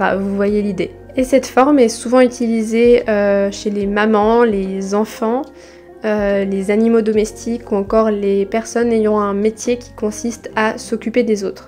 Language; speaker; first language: French; native; French